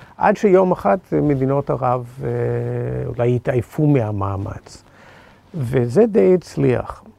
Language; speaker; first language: Hebrew; non-native, fluent; English